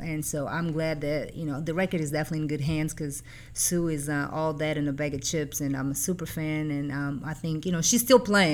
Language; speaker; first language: English; non-native, fluent; Portuguese